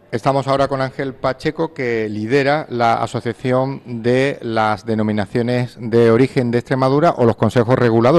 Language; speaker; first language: Spanish; native; Spanish